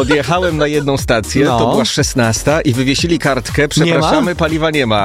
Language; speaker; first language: Polish; native; Polish